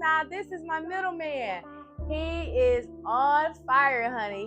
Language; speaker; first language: English; native; English